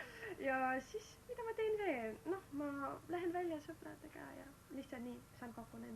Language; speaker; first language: Estonian; non-native, learner; German